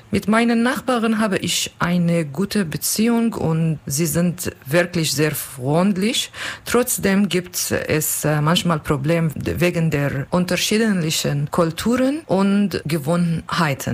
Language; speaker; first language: German; non-native, learner; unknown